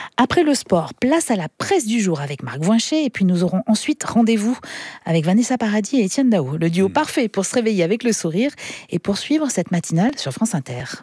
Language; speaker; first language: French; native; French